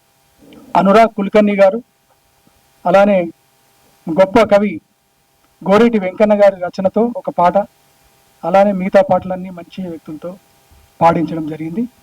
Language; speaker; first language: Telugu; native; Telugu